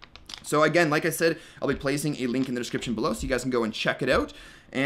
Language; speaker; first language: English; native; English